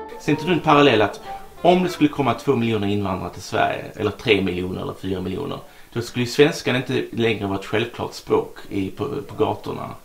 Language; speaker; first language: Swedish; native; Swedish